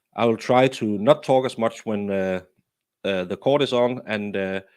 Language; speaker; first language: English; non-native, fluent; Danish